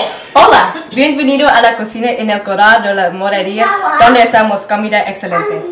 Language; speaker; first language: Spanish; non-native, learner; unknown